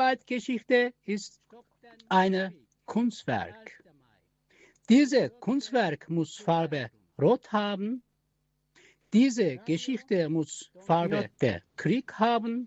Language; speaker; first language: German; non-native, learner; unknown